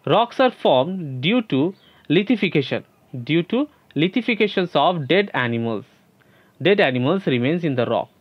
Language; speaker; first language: English; non-native, local second language; Bangla